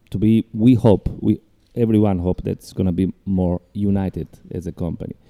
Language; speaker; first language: English; non-native, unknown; Italian